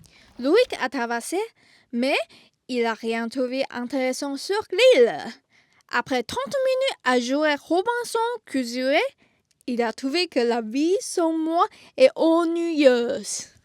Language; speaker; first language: French; non-native, fluent; Chinese